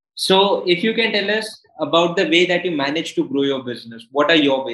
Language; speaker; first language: English; non-native, local second language; Hindi